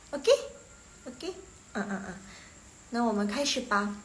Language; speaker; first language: Chinese; non-native, local second language; Indonesian